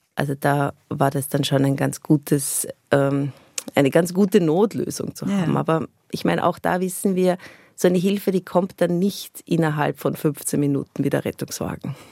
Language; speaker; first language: German; native; German